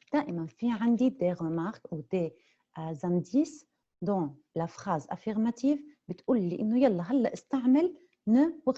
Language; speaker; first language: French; non-native, fluent; Arabic